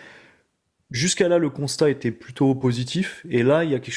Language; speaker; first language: French; native; French